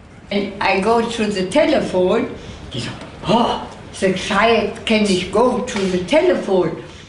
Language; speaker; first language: English; non-native, learner; German